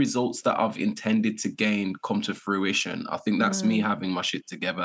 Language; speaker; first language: English; native; English